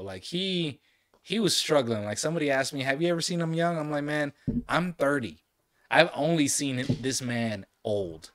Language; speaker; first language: English; native; English